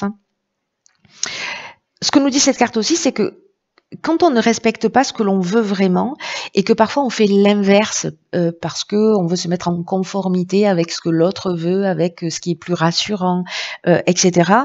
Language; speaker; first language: French; native; French